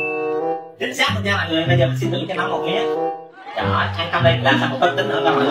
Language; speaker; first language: Vietnamese; native; Vietnamese